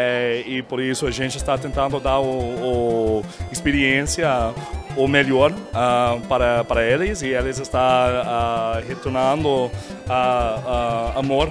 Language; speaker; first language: Portuguese; non-native, fluent; English